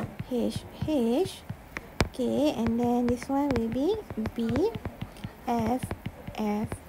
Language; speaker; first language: English; non-native, local second language; Malay